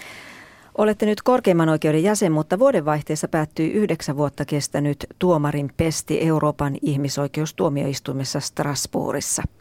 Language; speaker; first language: Finnish; native; Finnish